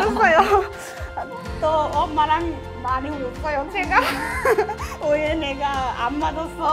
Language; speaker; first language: Korean; non-native, learner; Bangla